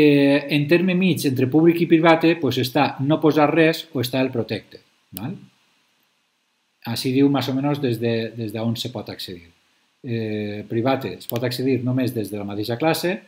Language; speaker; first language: Catalan; native; Catalan